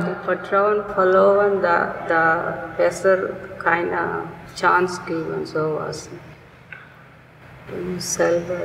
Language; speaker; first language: German; non-native, learner; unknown